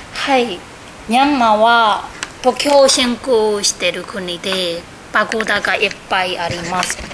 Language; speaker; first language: Japanese; non-native, fluent; Burmese